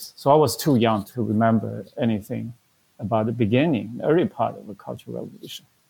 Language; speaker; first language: English; non-native, fluent; Chinese